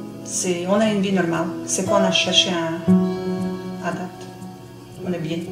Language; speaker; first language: French; non-native, fluent; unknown